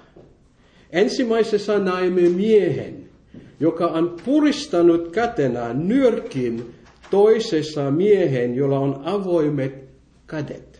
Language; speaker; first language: Finnish; non-native, fluent; French